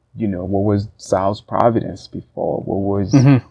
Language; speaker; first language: English; non-native, local second language; Rundi